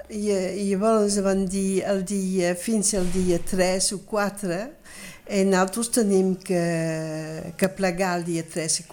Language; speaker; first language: Catalan; early bilingual, heritage; Catalan